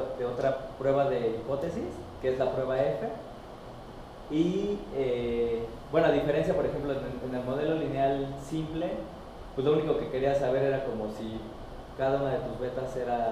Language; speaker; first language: Spanish; native; Spanish